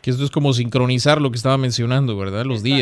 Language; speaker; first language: Spanish; native; Spanish